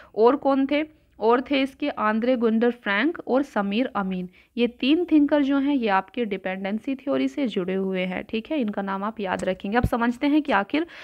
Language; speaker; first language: Hindi; native; Hindi